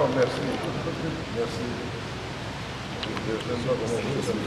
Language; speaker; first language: French; non-native, local second language; Swahili